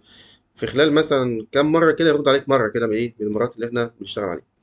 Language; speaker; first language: Arabic; native; Arabic